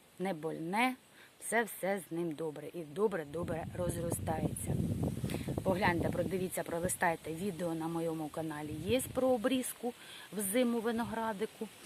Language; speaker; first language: Ukrainian; non-native, local second language; Russian